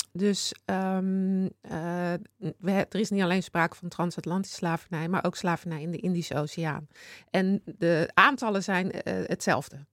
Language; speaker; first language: Dutch; native; Dutch